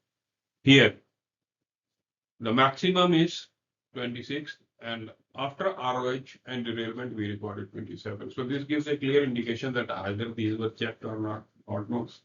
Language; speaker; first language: English; non-native, local second language; Hindi